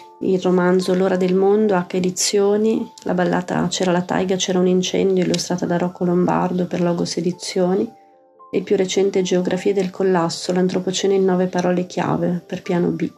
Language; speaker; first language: Italian; native; Italian